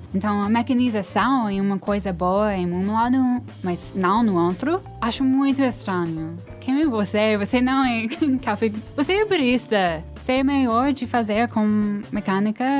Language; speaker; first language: Portuguese; non-native, fluent; English